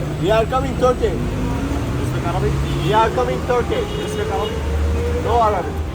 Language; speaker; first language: English; non-native, learner; Arabic